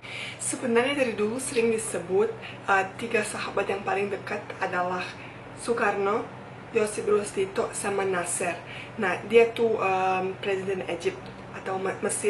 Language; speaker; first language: Indonesian; non-native, fluent; Bosnian